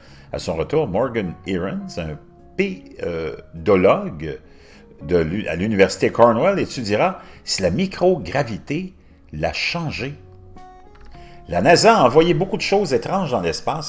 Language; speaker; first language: French; native; French